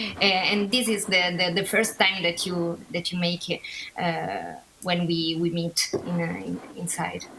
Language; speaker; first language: English; non-native, learner; Italian